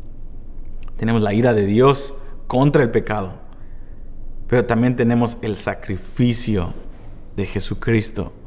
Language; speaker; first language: Spanish; native; Spanish